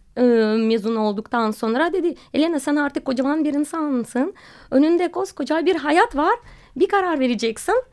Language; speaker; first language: Turkish; non-native, fluent; Russian